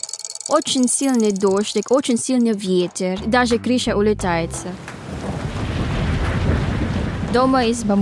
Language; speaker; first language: Russian; non-native, learner; Filipino